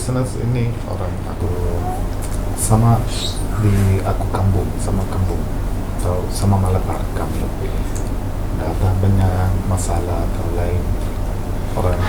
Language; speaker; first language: Indonesian; non-native, local second language; Malayalam